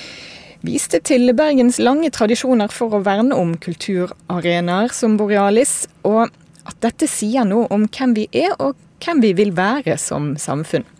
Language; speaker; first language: Norwegian; native; Norwegian